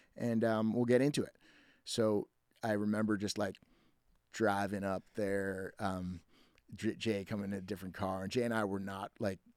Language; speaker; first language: English; native; English